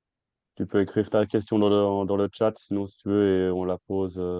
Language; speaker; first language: French; native; French